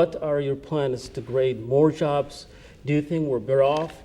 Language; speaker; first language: English; non-native, fluent; Somali